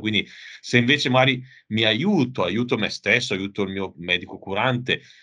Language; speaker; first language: Italian; native; Italian